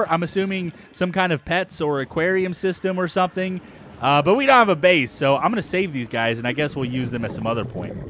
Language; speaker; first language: English; native; English